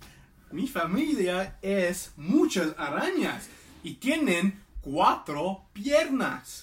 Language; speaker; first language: Spanish; non-native, learner; English